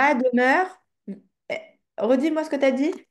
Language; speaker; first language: French; native; French